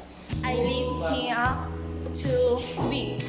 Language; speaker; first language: English; non-native, learner; Lao